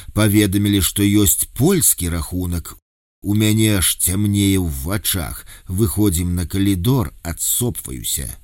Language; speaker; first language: Belarusian; native; Belarusian